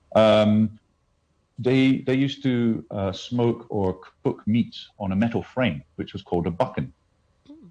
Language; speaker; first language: English; native; English